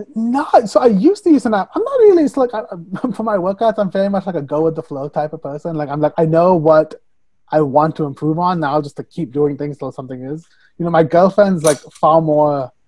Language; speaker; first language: English; native; English